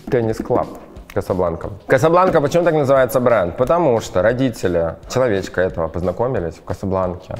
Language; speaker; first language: Russian; native; Russian